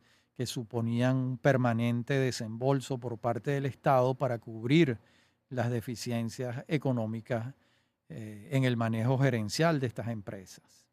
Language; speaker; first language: Spanish; native; Spanish